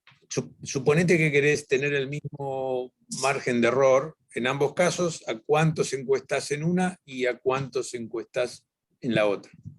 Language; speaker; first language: Spanish; native; Spanish